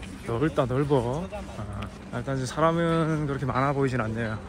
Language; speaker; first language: Korean; native; Korean